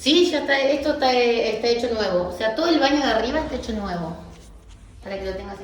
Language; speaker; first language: Spanish; native; Spanish